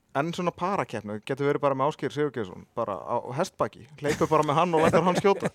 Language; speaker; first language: Icelandic; native; Icelandic